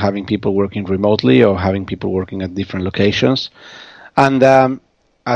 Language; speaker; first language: English; non-native, fluent; Spanish